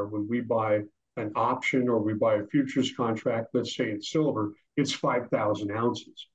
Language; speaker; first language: English; native; English